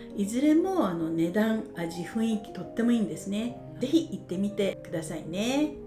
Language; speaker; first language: Japanese; native; Japanese